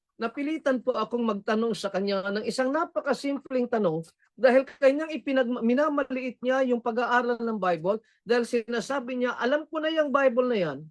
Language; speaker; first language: Filipino; non-native, local second language; Cebuano